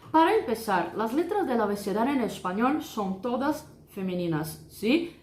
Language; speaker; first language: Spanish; non-native, fluent; Portuguese